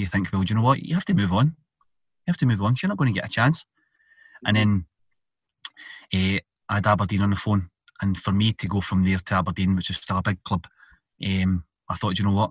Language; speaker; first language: English; native; English